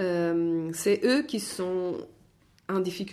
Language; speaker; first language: French; non-native, fluent; Italian